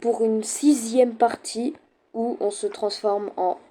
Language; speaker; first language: French; native; French